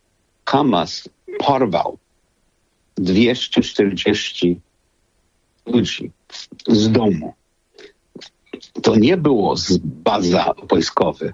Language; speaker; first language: Polish; non-native, learner; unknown